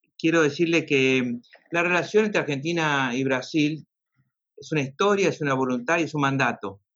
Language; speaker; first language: Spanish; native; Spanish